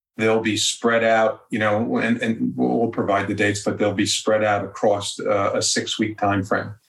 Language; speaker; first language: English; native; English